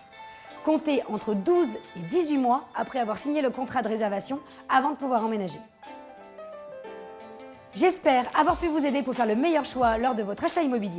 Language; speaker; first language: French; native; French